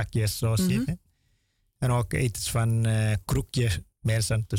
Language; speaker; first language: Dutch; non-native, learner; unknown